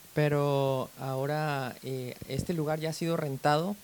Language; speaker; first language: Spanish; native; Spanish